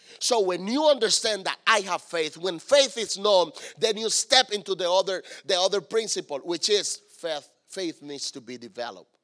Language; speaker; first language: English; non-native, fluent; Spanish